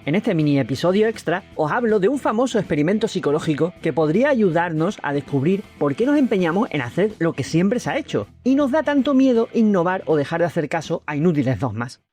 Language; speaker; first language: Spanish; native; Spanish